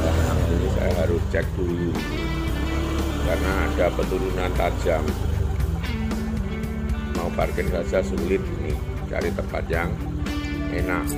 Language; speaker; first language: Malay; non-native, local second language; Javanese